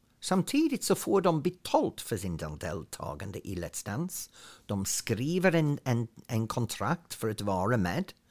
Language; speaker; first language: Swedish; non-native, fluent; English